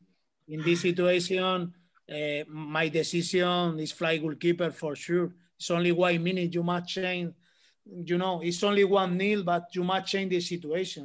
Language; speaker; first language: English; non-native, learner; Spanish